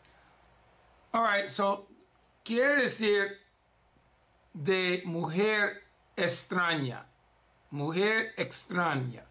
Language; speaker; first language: Spanish; early bilingual, heritage; English